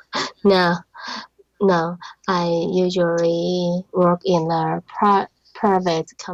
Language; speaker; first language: English; non-native, learner; Chinese